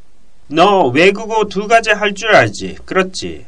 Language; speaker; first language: Korean; non-native, fluent; Japanese